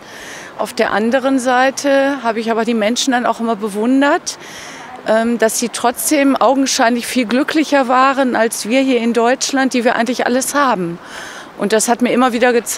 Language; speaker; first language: German; native; German